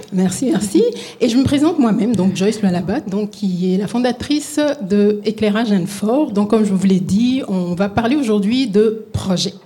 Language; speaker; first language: French; non-native, local second language; Lingala